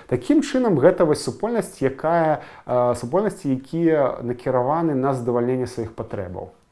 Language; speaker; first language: Belarusian; native; Belarusian